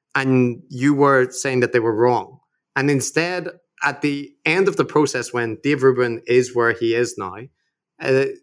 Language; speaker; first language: English; native; English